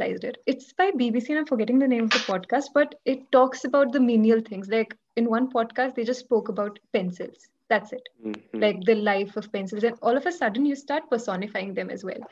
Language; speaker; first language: English; non-native, local second language; Hindi